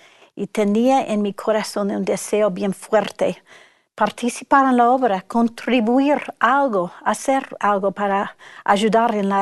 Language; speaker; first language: Spanish; non-native, fluent; English